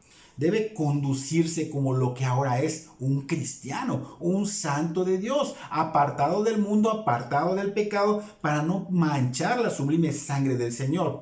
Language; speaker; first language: Spanish; native; Spanish